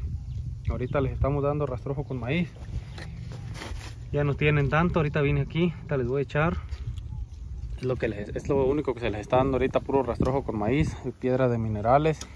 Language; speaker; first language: Spanish; native; Spanish